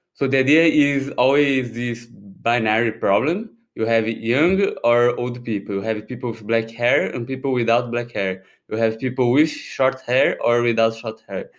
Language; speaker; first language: English; non-native, fluent; Portuguese